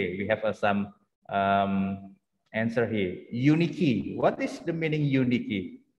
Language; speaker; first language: English; non-native, fluent; Indonesian